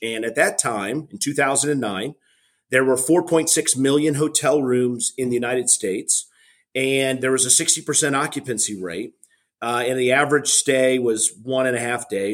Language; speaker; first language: English; native; English